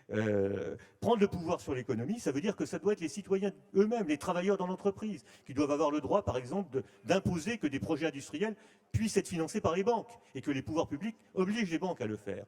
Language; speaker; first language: French; native; French